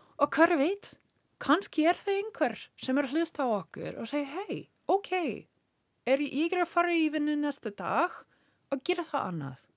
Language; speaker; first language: Icelandic; non-native, learner; English